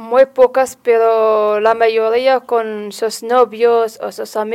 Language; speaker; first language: Spanish; non-native, learner; Arabic